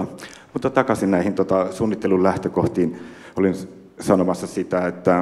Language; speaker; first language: Finnish; native; Finnish